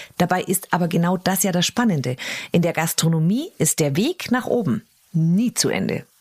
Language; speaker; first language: German; native; German